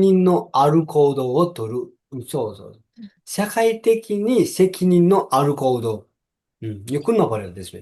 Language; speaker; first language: Japanese; non-native, fluent; Nepali